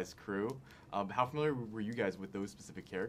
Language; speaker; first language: English; native; English